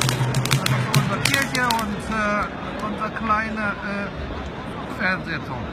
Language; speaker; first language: German; non-native, fluent; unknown